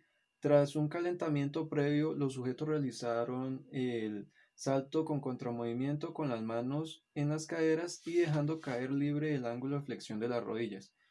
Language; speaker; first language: Spanish; native; Spanish